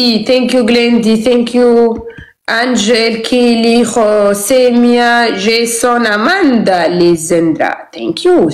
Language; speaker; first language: English; non-native, learner; Arabic